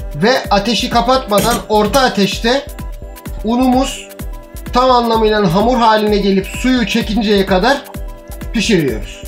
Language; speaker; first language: Turkish; native; Turkish